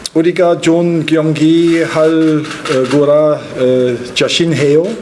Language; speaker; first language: Korean; non-native, learner; English